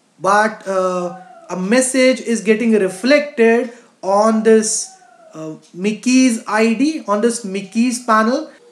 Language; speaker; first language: English; non-native, local second language; Hindi